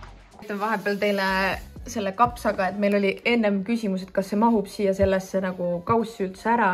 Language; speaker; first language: Estonian; native; Estonian